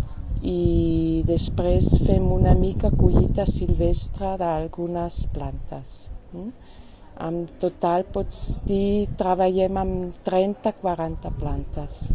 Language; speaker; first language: Catalan; non-native, fluent; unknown